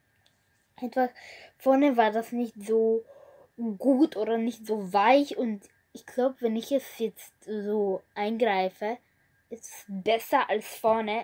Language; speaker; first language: German; non-native, learner; Bulgarian